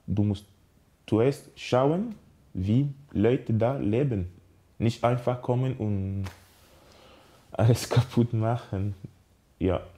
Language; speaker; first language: German; non-native, learner; French